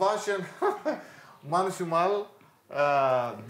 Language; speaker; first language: German; non-native, learner; Greek